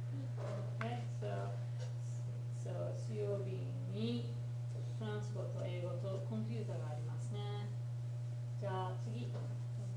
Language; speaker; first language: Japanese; non-native, fluent; English